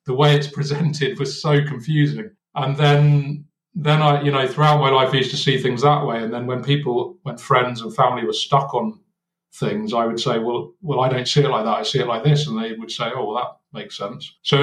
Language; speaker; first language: English; native; English